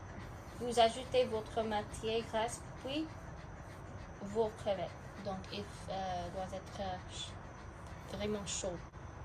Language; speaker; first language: French; non-native, fluent; English